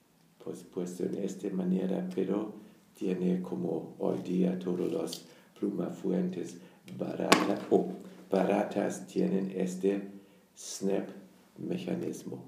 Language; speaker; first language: Spanish; non-native, fluent; German